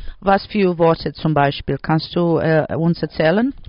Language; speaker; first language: German; non-native, learner; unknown